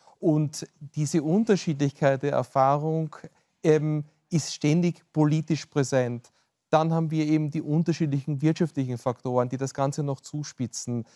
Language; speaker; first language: German; native; German